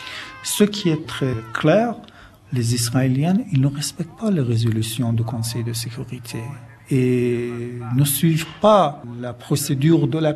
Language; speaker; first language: French; non-native, fluent; Persian